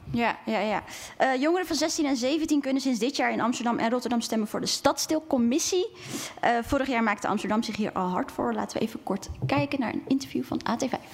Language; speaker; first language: Dutch; native; Dutch